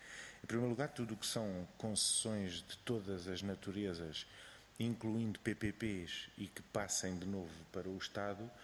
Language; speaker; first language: Portuguese; native; Portuguese